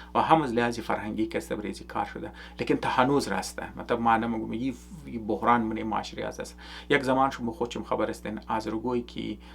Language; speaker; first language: Persian; native; Persian